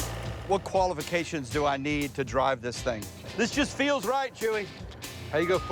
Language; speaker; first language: English; native; English